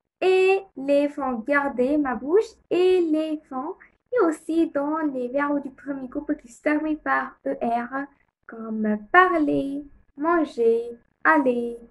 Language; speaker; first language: French; non-native, fluent; Arabic